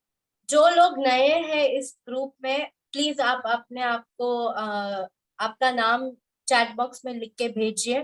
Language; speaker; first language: Hindi; native; Hindi